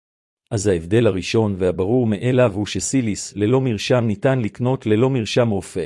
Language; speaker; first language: Hebrew; native; Hebrew